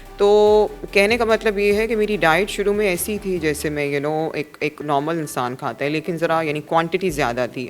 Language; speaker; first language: Urdu; non-native, local second language; Punjabi